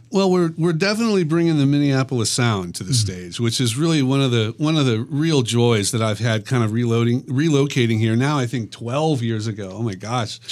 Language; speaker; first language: English; native; English